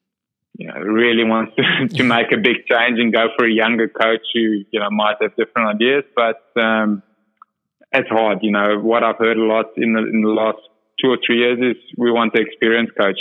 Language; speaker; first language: English; non-native, local second language; Afrikaans